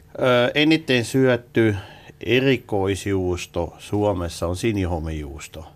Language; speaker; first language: Finnish; non-native, fluent; Swiss German